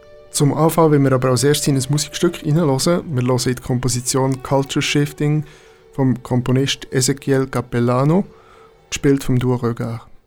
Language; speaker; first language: German; native; German